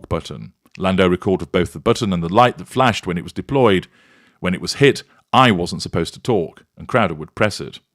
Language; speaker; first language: English; native; English